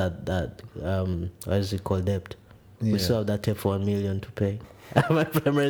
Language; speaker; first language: English; non-native, local second language; Ganda